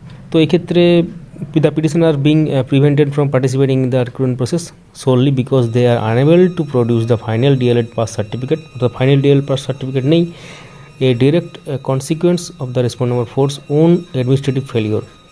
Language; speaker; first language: English; non-native, local second language; Bangla